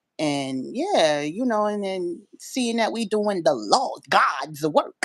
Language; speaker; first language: English; native; English